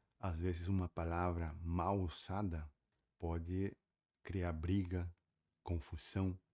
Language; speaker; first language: Portuguese; non-native, fluent; Spanish